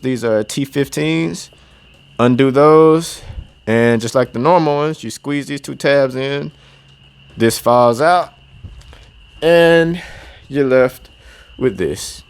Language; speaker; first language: English; native; English